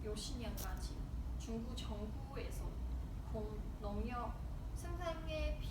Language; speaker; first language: Korean; non-native, learner; Chinese